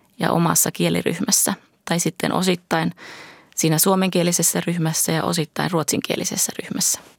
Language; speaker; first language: Finnish; early bilingual, heritage; Finnish